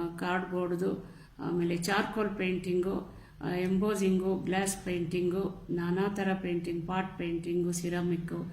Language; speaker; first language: Kannada; native; Kannada